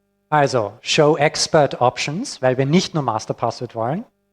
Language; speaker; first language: German; non-native, fluent; English